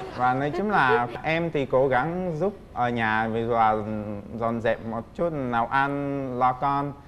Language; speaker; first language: Vietnamese; non-native, fluent; Czech